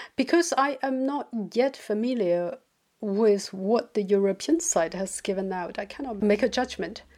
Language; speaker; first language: English; non-native, fluent; Chinese